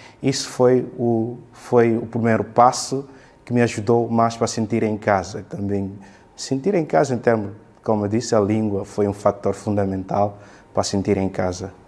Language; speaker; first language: Portuguese; non-native, local second language; Upper Guinea Crioulo